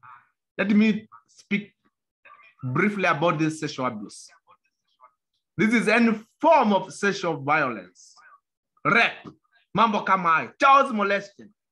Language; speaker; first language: English; non-native, local second language; Kamba